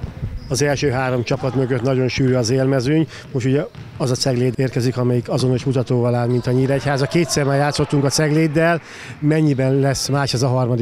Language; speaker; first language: Hungarian; native; Hungarian